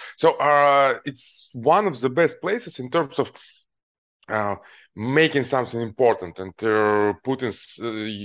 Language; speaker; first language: English; non-native, fluent; Russian